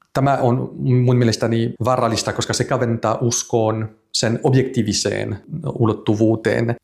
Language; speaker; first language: Finnish; non-native, fluent; French